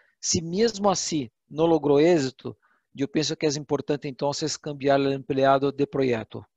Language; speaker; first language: Portuguese; non-native, learner; Spanish